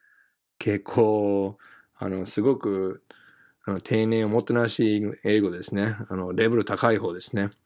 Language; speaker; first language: Japanese; non-native, fluent; English